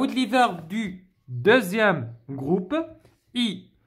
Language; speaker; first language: French; non-native, local second language; Arabic